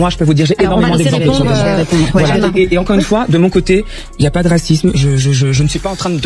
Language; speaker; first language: French; early bilingual, other home language; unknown